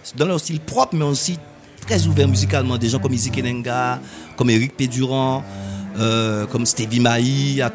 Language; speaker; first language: French; native; French